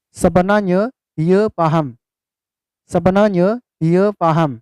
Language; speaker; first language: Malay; non-native, fluent; Burmese